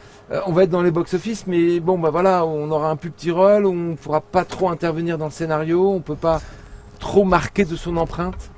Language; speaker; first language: French; native; French